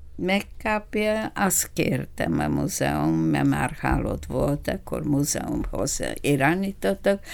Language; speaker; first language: Hungarian; non-native, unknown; Bulgarian